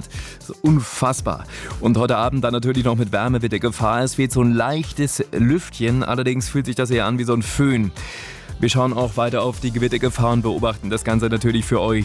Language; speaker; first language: German; native; German